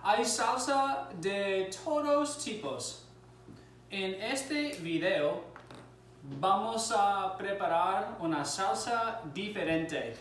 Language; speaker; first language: Spanish; non-native, fluent; English